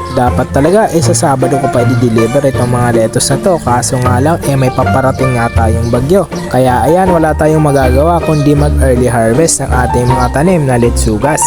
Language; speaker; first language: Filipino; non-native, local second language; Bikol